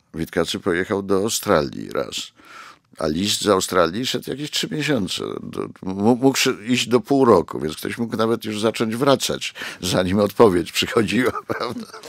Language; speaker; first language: Polish; native; Polish